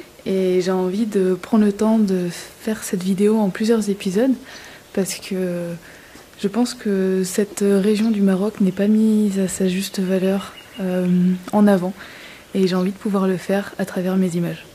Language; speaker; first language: French; native; French